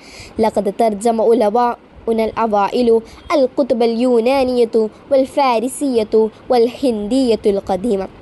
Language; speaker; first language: Arabic; non-native, learner; Malayalam